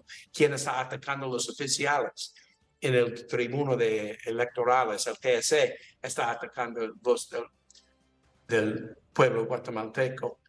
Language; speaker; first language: Spanish; non-native, learner; English